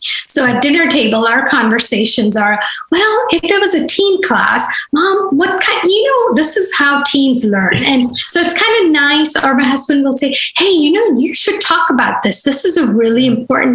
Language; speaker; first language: English; non-native, local second language; Gujarati